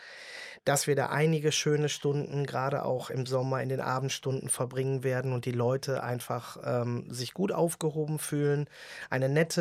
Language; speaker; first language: German; native; German